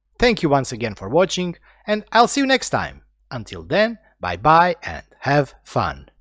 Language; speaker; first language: English; non-native, fluent; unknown